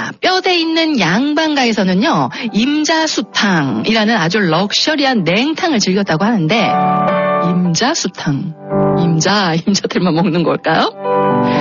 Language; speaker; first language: Korean; native; Korean